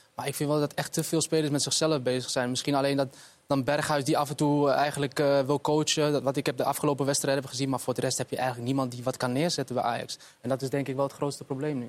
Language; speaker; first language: Dutch; early bilingual, other home language; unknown